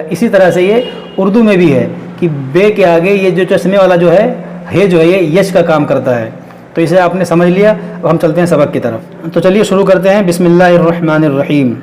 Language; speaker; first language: Hindi; native; Hindi